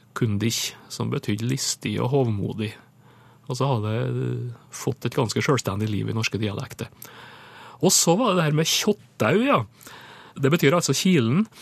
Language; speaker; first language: Norwegian; native; Norwegian